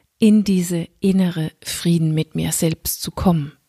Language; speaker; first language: German; non-native, fluent; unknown